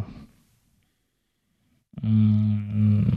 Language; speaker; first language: English; non-native, learner; Kazakh